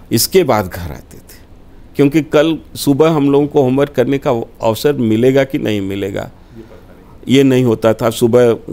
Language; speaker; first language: Hindi; native; Hindi